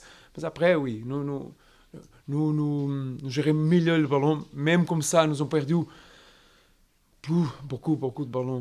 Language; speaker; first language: French; non-native, learner; Portuguese